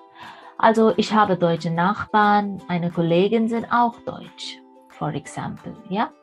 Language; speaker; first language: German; non-native, fluent; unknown